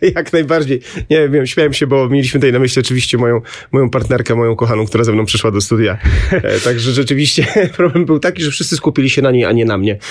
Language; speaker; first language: Polish; native; Polish